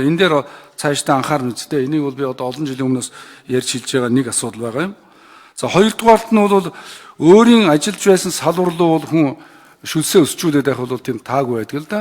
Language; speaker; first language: Mongolian; native; Mongolian